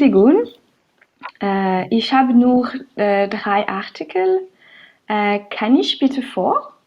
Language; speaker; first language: German; non-native, learner; French